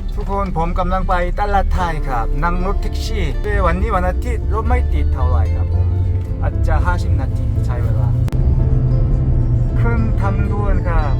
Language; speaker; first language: Thai; non-native, learner; Korean